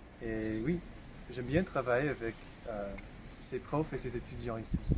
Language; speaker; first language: French; non-native, fluent; English